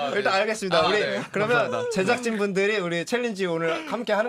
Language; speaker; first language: Korean; native; Korean